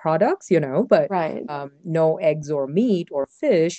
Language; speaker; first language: English; non-native, local second language; Tamil